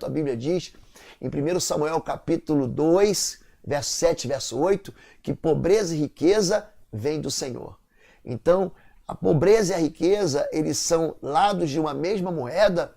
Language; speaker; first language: Portuguese; native; Portuguese